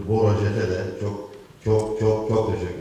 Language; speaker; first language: Turkish; native; Turkish